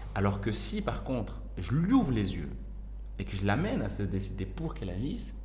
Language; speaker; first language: French; non-native, local second language; Arabic